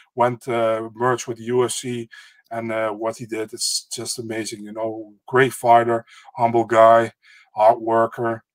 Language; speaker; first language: English; non-native, fluent; Dutch